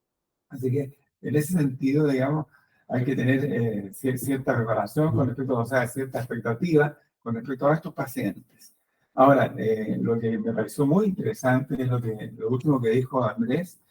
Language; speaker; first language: Spanish; native; Spanish